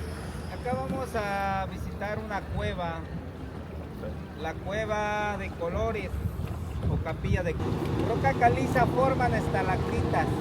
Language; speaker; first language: Spanish; native; Spanish